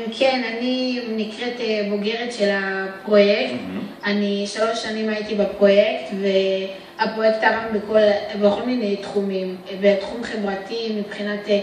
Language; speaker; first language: Hebrew; early bilingual, other home language; Amharic